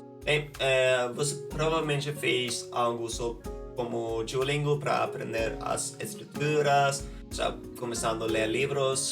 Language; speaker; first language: Portuguese; non-native, fluent; Norwegian